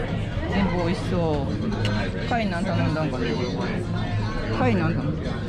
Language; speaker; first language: Japanese; native; Japanese